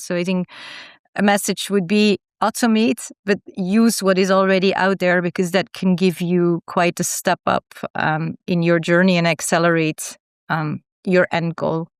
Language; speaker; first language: English; non-native, fluent; German